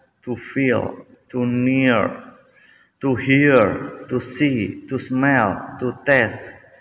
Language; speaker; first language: English; non-native, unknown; Indonesian